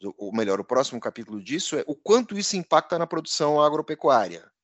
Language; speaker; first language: Portuguese; native; Portuguese